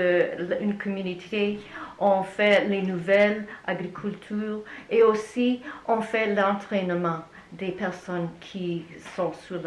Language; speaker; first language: French; non-native, learner; English